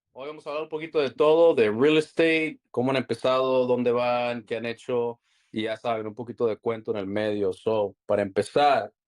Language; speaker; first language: Spanish; early bilingual, heritage; Spanish